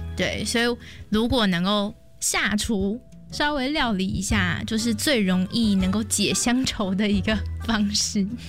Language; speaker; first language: Chinese; native; Chinese